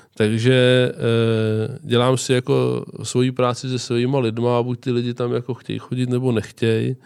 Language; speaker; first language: Czech; native; Czech